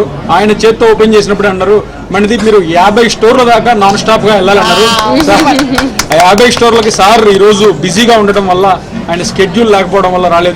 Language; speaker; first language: Telugu; native; Telugu